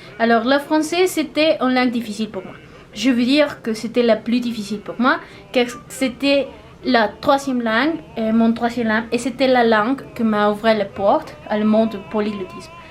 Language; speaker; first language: French; non-native, learner; Spanish